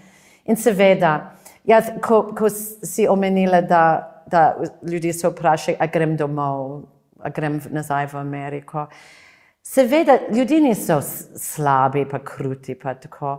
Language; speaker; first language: Slovenian; non-native, fluent; English